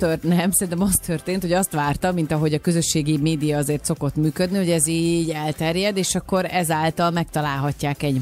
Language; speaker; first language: Hungarian; native; Hungarian